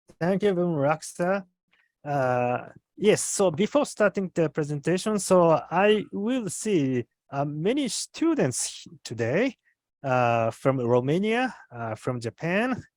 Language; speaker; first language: English; non-native, learner; Japanese